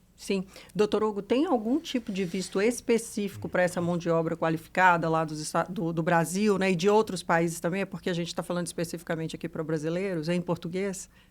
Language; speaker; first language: Portuguese; native; Portuguese